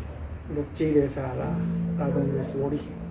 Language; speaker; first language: Spanish; non-native, learner; Japanese